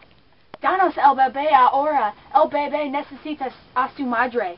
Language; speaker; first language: Spanish; non-native, learner; English